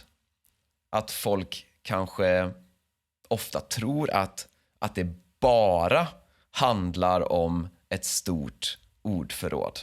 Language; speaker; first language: Swedish; native; Swedish